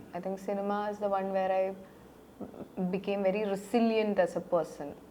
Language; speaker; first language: English; non-native, local second language; Malayalam